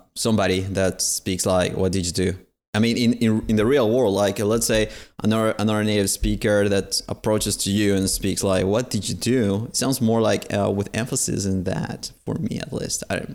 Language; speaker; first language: English; non-native, fluent; Spanish